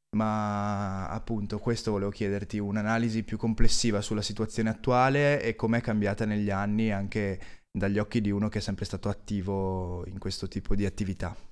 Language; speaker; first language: Italian; native; Italian